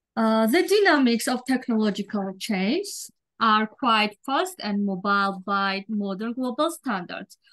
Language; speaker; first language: English; non-native, learner; Georgian